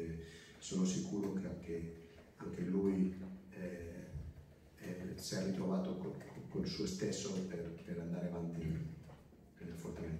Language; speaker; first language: Italian; non-native, fluent; Spanish